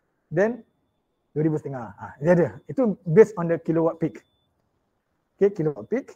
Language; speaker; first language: English; non-native, local second language; Malay